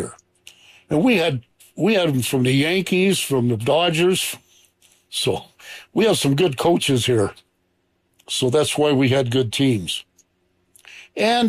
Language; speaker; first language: English; native; English